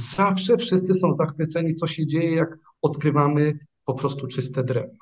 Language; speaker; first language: Polish; native; Polish